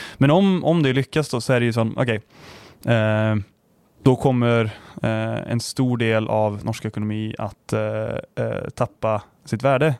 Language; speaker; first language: Swedish; native; Swedish